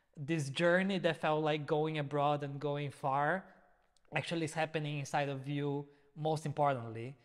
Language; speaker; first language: English; non-native, fluent; Portuguese